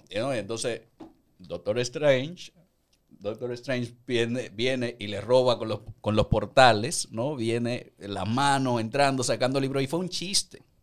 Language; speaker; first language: Spanish; native; Spanish